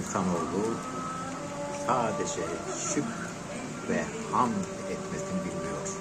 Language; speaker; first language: Turkish; native; Turkish